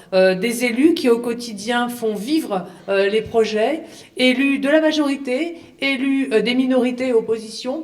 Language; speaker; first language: French; native; French